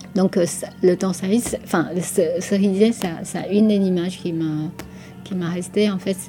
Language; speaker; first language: French; non-native, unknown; Min Nan Chinese